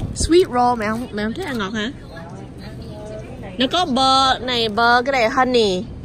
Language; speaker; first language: Vietnamese; early bilingual, heritage; Vietnamese